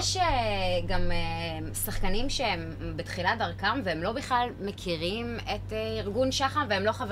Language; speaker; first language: Hebrew; native; Hebrew